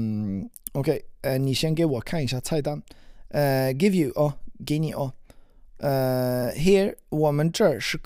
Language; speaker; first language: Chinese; non-native, learner; English